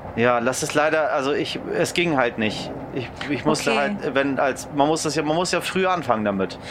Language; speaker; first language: German; early bilingual, other home language; Persian